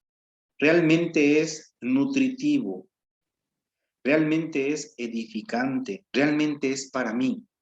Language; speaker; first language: Spanish; native; Spanish